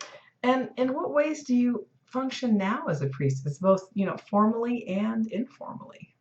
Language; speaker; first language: English; native; English